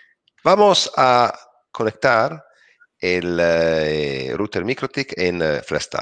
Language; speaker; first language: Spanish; non-native, learner; Italian